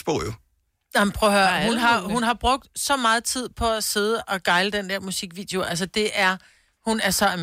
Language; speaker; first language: Danish; native; Danish